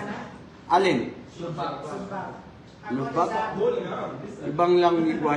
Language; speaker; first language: Filipino; non-native, local second language; Maranao